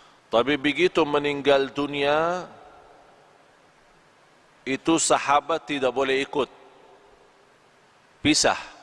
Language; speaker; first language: Indonesian; non-native, fluent; Arabic